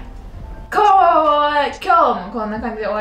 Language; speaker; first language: Japanese; non-native, fluent; Chinese